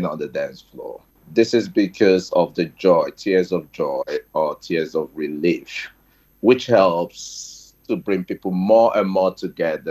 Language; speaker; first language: English; non-native, local second language; Igbo